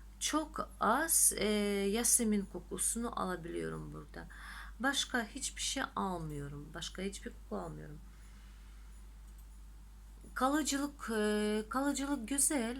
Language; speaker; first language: Turkish; non-native, fluent; Russian